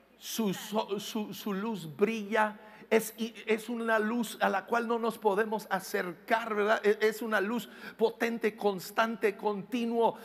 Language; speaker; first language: Spanish; non-native, fluent; English